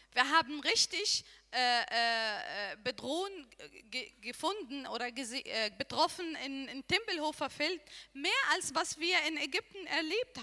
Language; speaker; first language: German; non-native, learner; Arabic